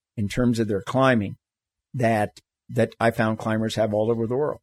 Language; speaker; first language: English; native; English